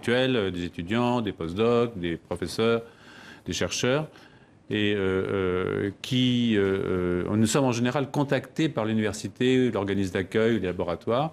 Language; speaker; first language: French; native; French